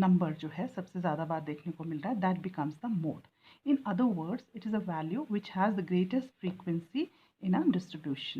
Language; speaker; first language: Hindi; native; Hindi